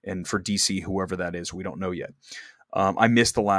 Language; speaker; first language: English; native; English